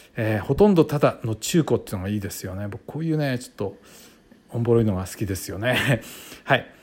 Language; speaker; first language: Japanese; native; Japanese